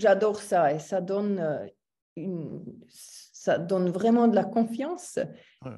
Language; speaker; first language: French; non-native, local second language; German